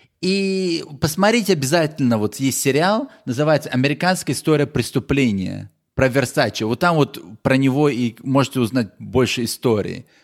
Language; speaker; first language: Russian; early bilingual, heritage; Russian